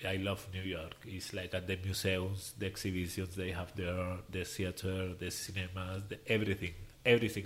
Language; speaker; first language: English; non-native, learner; Spanish